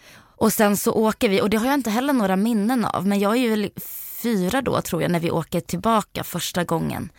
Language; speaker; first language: Swedish; early bilingual, other home language; Bosnian